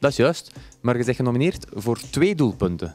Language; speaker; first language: Dutch; native; Dutch